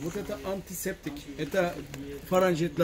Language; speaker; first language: Russian; non-native, learner; Turkish